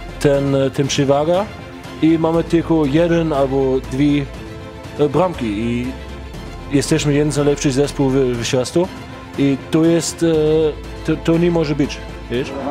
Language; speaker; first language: Polish; non-native, learner; Portuguese